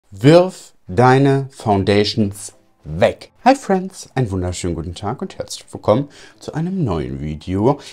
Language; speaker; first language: German; native; German